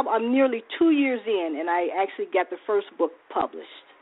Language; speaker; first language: English; native; English